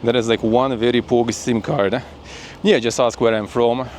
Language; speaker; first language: English; non-native, fluent; Russian